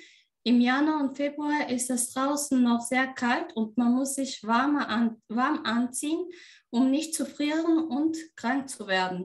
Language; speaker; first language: German; non-native, learner; Turkish